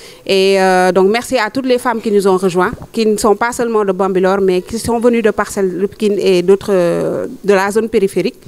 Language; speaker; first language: French; non-native, local second language; Wolof